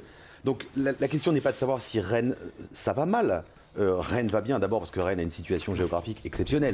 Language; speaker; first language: French; native; French